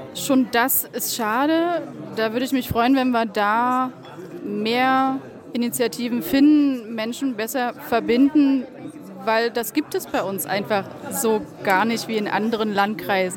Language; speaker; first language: German; native; German